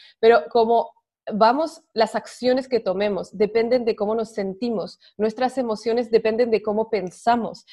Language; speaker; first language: Spanish; non-native, fluent; French